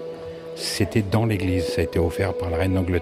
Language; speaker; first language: French; native; French